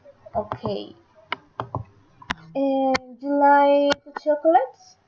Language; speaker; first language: English; non-native, learner; Spanish